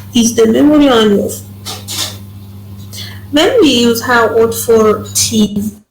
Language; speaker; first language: English; non-native, fluent; Persian